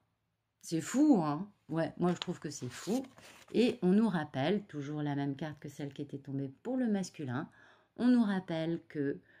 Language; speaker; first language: French; native; French